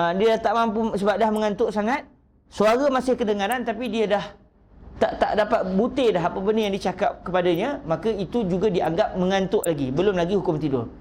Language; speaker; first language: Malay; native; Malay